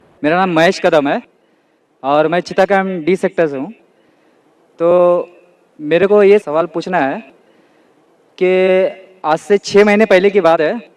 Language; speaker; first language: Hindi; non-native, local second language; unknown